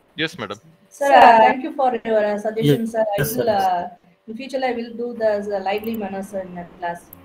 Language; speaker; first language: English; non-native, local second language; Tamil